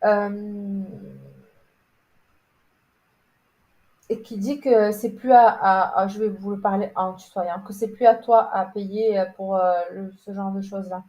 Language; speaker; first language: French; native; French